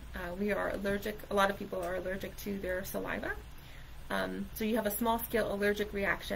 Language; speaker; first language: English; native; English